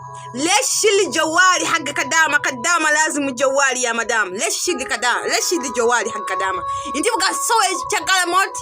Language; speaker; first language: Arabic; non-native, learner; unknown